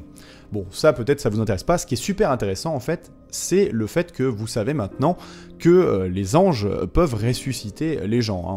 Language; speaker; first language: French; native; French